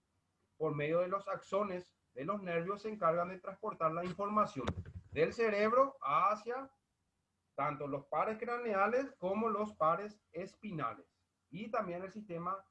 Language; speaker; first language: Spanish; native; Spanish